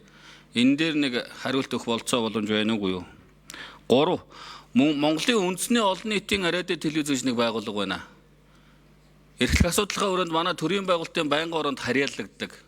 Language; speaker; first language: Mongolian; native; Mongolian